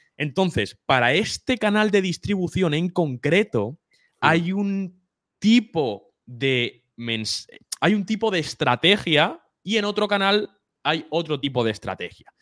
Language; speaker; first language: Spanish; native; Spanish